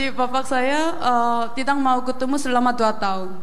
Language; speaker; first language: Indonesian; non-native, fluent; Korean